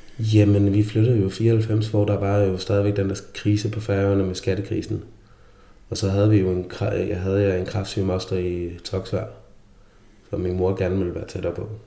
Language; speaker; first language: Danish; early bilingual, other home language; Faroese